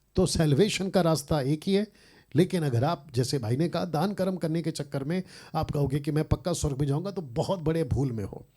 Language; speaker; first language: Hindi; native; Hindi